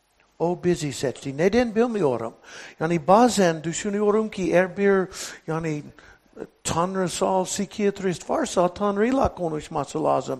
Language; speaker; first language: Turkish; non-native, fluent; English